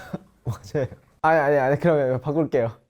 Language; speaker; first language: Korean; non-native, local second language; Thai